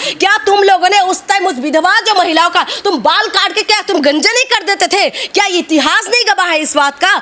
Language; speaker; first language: Hindi; non-native, local second language; Assamese